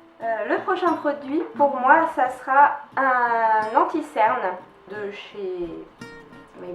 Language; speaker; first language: French; native; French